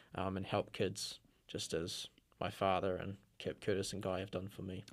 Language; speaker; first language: English; native; English